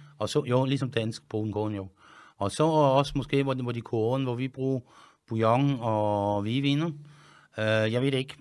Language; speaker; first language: Danish; non-native, fluent; French